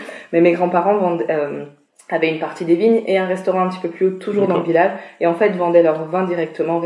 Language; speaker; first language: French; native; French